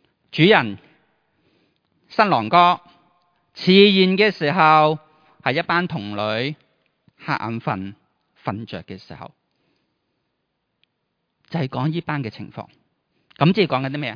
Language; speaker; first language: Chinese; native; Chinese